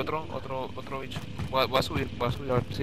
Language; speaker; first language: Spanish; native; Spanish